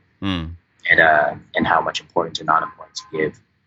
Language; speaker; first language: English; native; English